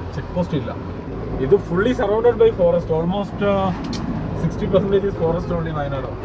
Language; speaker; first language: Kannada; non-native, fluent; Malayalam